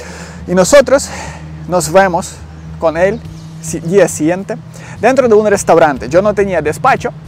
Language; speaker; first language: Spanish; non-native, learner; Ukrainian